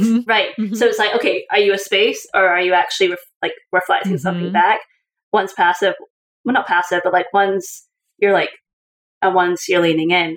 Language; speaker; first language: English; native; English